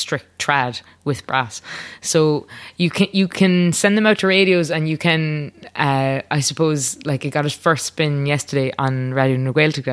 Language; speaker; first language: English; native; English